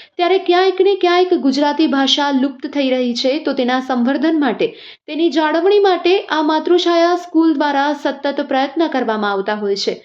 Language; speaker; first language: Gujarati; native; Gujarati